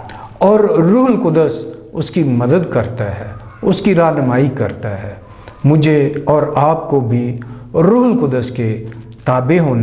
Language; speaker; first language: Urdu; non-native, local second language; Punjabi